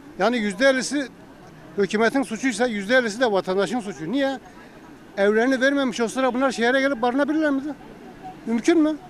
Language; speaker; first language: Turkish; native; Turkish